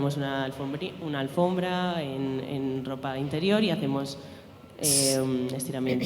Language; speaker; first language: Spanish; native; Spanish